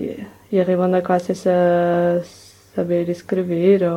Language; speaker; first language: Italian; non-native, learner; Portuguese